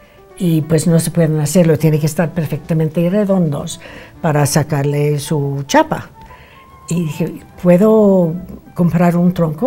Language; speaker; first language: Spanish; non-native, fluent; English